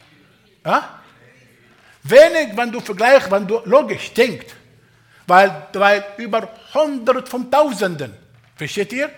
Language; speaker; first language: German; non-native, fluent; Arabic